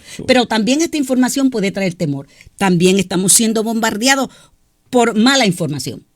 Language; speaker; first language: Spanish; native; Spanish